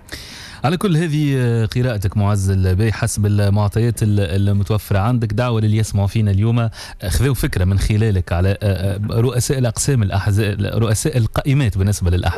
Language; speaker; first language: Arabic; native; Arabic